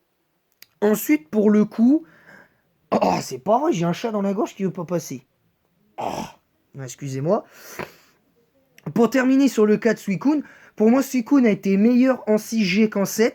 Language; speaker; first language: French; native; French